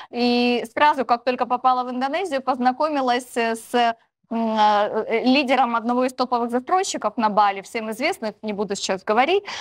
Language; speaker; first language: Russian; native; Russian